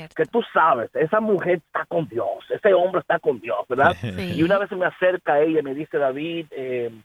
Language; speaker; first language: Spanish; early bilingual, heritage; Spanish